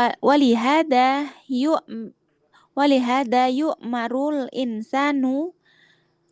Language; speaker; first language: Arabic; non-native, learner; Indonesian